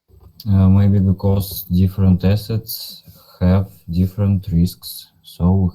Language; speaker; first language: English; non-native, learner; Russian